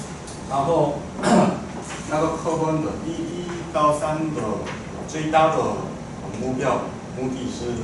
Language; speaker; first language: Chinese; non-native, fluent; Korean